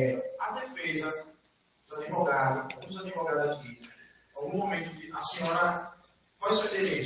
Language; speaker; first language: Portuguese; native; Portuguese